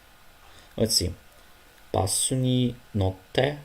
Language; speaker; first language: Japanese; non-native, learner; Ukrainian